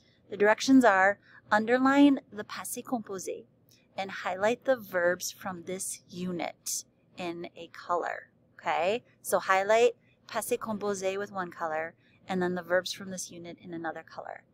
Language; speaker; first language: English; native; English